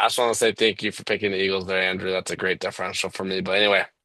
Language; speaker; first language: English; native; English